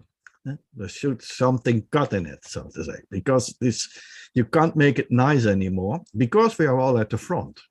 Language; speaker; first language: English; non-native, fluent; Dutch